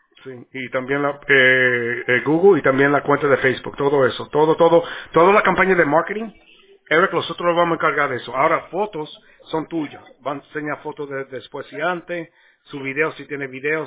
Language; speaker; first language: Spanish; early bilingual, heritage; Spanish